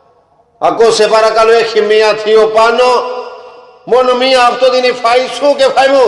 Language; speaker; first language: Greek; non-native, learner; Punjabi